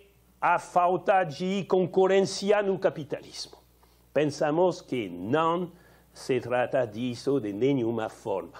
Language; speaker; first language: Portuguese; non-native, learner; French